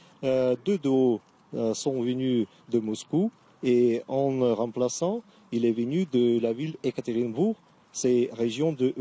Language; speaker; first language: French; non-native, fluent; Russian